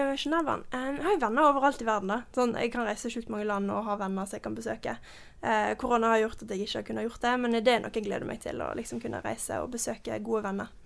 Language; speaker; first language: Norwegian; early bilingual, heritage; Norwegian